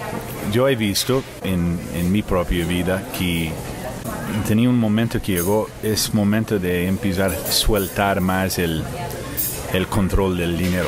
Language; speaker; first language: Spanish; non-native, fluent; English